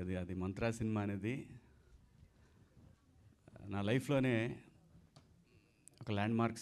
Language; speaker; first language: Telugu; native; Telugu